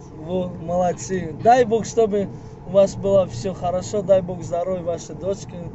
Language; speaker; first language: Russian; non-native, local second language; Tajik